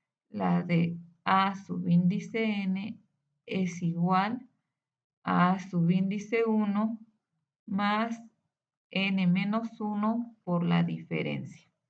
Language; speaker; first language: Spanish; native; Spanish